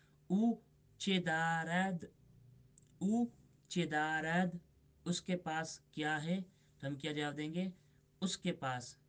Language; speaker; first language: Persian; non-native, fluent; Urdu